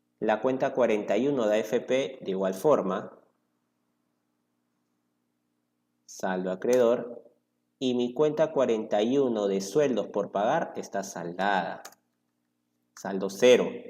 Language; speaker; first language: Spanish; native; Spanish